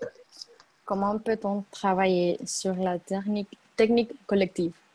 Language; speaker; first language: French; non-native, learner; Spanish